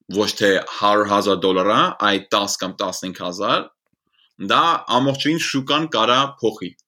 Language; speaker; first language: Armenian; early bilingual, heritage; Armenian